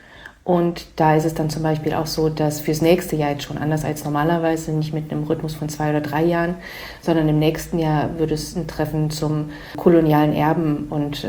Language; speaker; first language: German; native; German